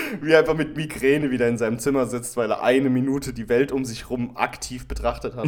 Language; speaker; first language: German; native; German